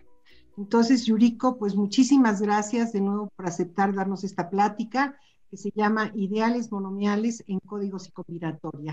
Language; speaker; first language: Spanish; native; Spanish